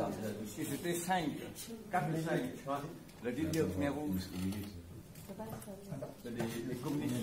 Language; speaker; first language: French; non-native, learner; Khmer